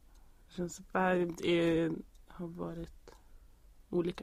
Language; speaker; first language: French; non-native, learner; Swedish